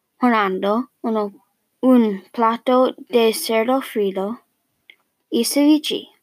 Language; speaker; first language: Spanish; non-native, learner; English